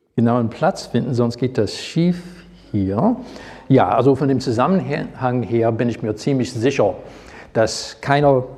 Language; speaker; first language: German; non-native, fluent; English